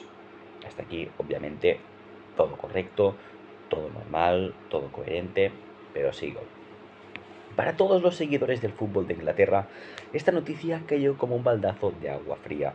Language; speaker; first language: Spanish; native; Spanish